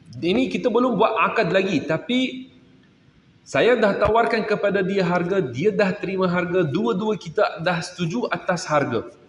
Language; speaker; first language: Malay; non-native, fluent; Arabic